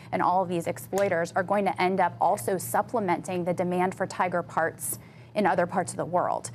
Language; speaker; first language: English; native; English